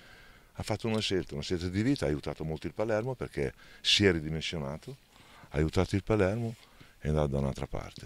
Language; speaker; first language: Italian; native; Italian